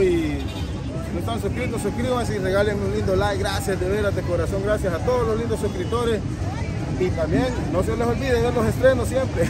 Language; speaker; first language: Spanish; native; Spanish